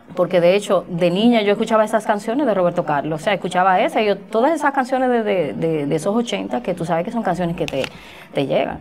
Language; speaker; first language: Spanish; native; Spanish